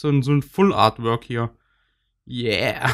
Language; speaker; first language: German; native; German